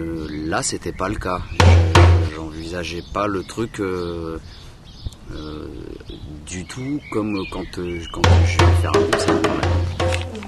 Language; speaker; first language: French; native; French